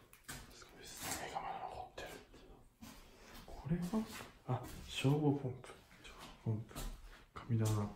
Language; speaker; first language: Japanese; native; Japanese